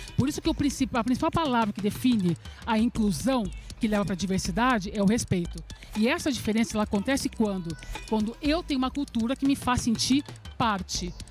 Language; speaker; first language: Portuguese; early bilingual, other home language; Serbian